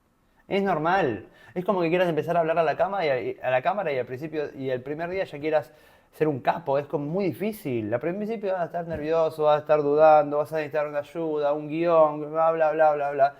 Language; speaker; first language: Spanish; native; Spanish